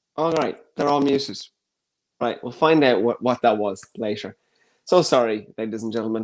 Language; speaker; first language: English; native; English